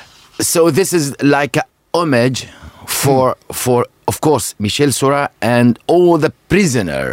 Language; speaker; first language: English; non-native, learner; Arabic